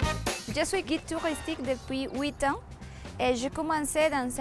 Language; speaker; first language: French; non-native, fluent; Spanish